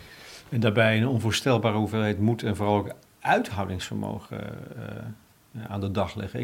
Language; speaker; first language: Dutch; native; Dutch